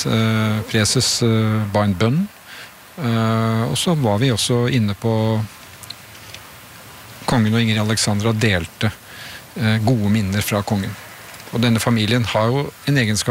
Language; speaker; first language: Norwegian; native; Norwegian